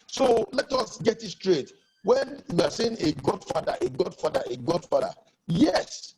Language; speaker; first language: English; non-native, local second language; Yoruba